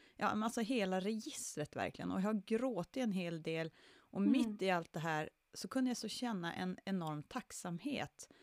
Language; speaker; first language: Swedish; native; Swedish